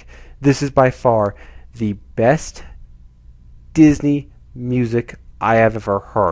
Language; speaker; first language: English; native; English